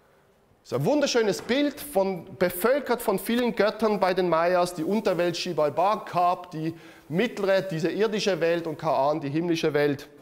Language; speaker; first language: German; native; German